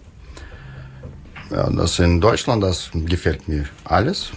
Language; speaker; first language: German; non-native, learner; Russian